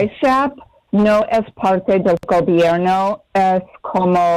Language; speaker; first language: Spanish; non-native, fluent; English